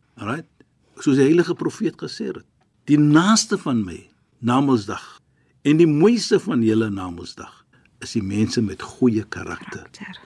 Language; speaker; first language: Afrikaans; non-native, fluent; Arabic